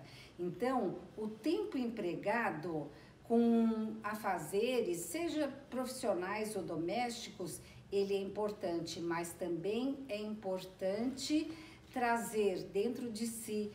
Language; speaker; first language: Portuguese; native; Portuguese